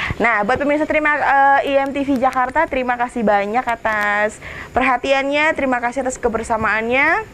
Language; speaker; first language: Indonesian; native; Indonesian